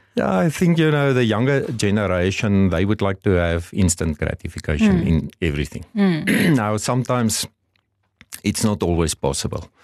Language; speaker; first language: English; non-native, local second language; Afrikaans